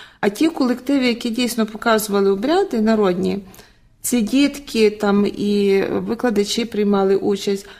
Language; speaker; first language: Ukrainian; native; Ukrainian